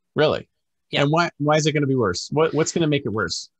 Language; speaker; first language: English; native; English